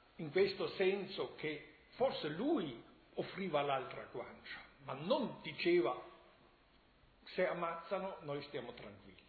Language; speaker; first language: Italian; non-native, fluent; German